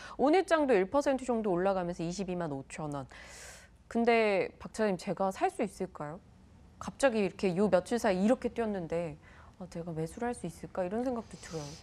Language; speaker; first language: Korean; native; Korean